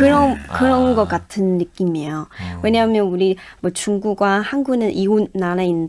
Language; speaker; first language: Korean; non-native, fluent; Chinese